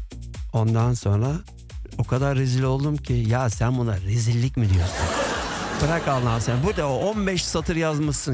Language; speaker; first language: Turkish; native; Turkish